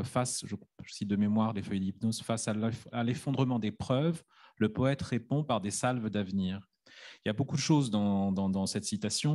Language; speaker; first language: French; native; French